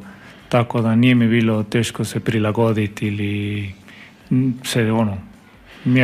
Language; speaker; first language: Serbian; non-native, learner; Spanish